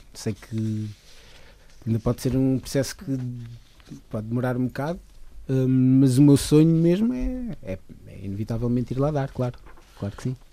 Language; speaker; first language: Portuguese; early bilingual, other home language; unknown